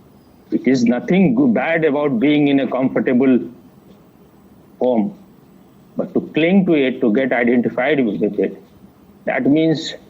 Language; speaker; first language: English; non-native, fluent; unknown